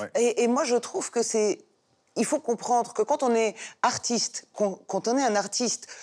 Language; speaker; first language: French; non-native, fluent; Persian